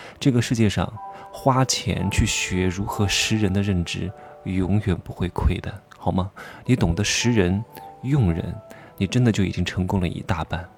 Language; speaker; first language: Chinese; native; Chinese